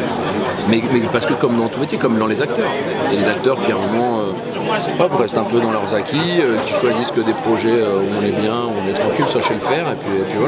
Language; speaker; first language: French; native; French